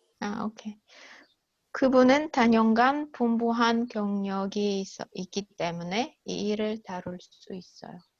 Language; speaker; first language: Korean; non-native, learner; Russian